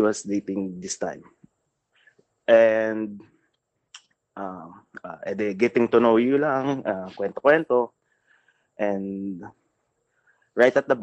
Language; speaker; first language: English; non-native, local second language; Filipino